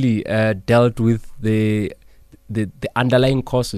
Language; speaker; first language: English; non-native, local second language; Southern Sotho